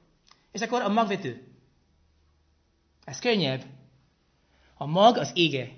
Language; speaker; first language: Hungarian; non-native, fluent; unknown